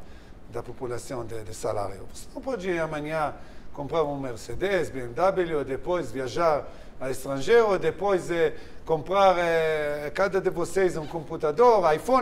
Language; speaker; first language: Portuguese; non-native, learner; Hebrew